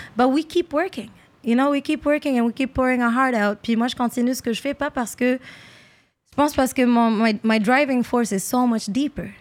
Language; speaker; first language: French; non-native, local second language; Arabic